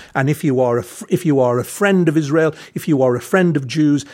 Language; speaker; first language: English; native; English